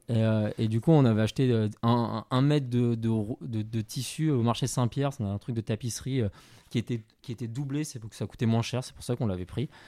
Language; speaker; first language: French; early bilingual, other home language; Chinese